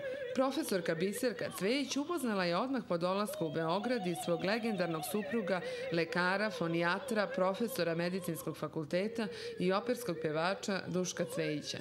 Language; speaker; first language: Serbian; native; Serbian